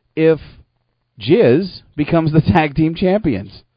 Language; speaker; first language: English; native; English